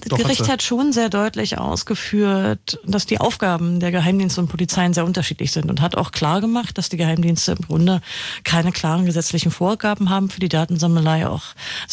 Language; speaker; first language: German; native; German